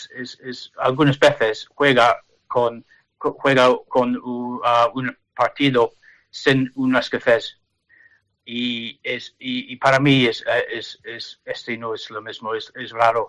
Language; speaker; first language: Spanish; non-native, learner; English